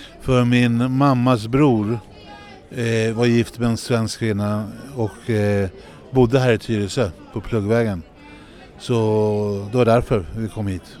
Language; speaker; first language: Swedish; early bilingual, other home language; Greek